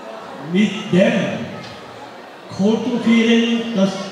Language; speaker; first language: German; non-native, fluent; Tibetan